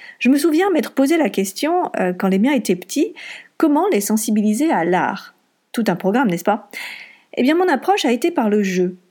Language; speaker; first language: French; native; French